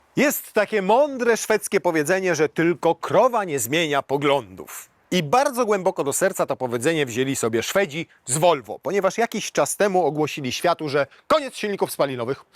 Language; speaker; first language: Polish; native; Polish